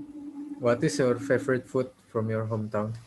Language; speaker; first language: English; non-native, local second language; Indonesian